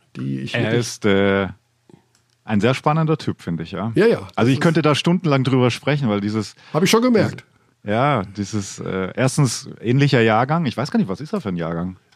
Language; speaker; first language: German; native; German